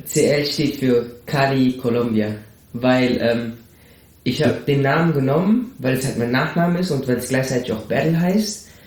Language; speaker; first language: German; early bilingual, other home language; Spanish